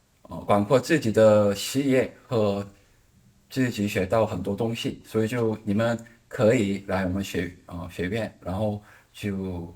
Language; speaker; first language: Chinese; non-native, learner; Korean